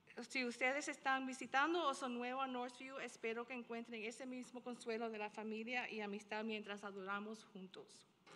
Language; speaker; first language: Spanish; early bilingual, heritage; Spanish